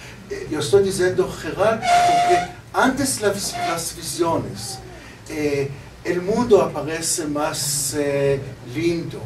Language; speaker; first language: Spanish; non-native, learner; Hebrew